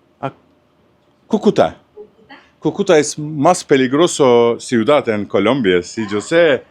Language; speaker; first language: Spanish; non-native, learner; Turkish